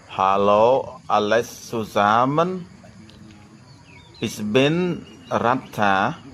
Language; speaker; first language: German; non-native, learner; Khmer